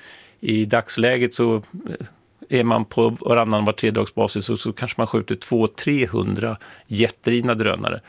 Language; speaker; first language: Swedish; native; Swedish